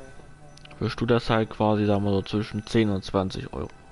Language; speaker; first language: German; native; German